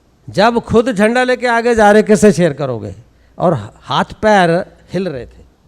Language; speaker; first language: Hindi; native; Hindi